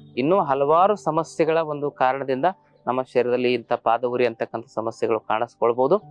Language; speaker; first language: Kannada; native; Kannada